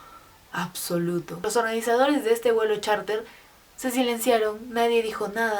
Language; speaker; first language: Spanish; native; Spanish